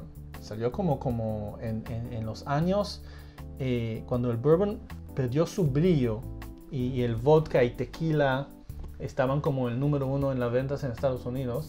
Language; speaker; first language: Spanish; early bilingual, heritage; Spanish